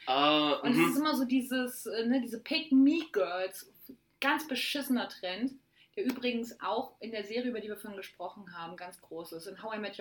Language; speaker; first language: German; native; German